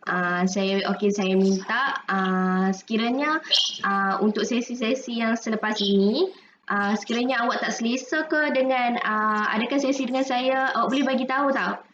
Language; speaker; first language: Malay; native; Malay